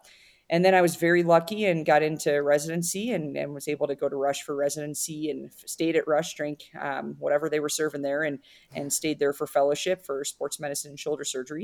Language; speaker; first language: English; native; English